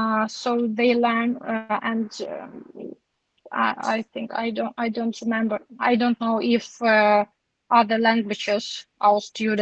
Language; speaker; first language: English; non-native, learner; Ukrainian